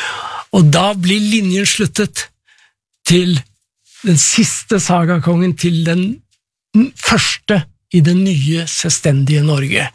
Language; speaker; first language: Norwegian; native; Norwegian